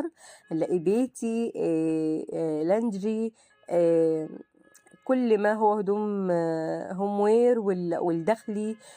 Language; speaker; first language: Arabic; native; Arabic